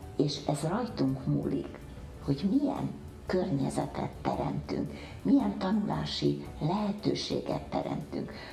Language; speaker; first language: Hungarian; early bilingual, heritage; Hungarian